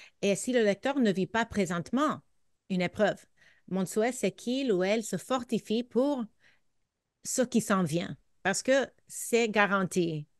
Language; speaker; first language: French; non-native, fluent; English